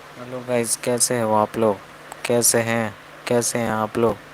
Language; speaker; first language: Hindi; non-native, local second language; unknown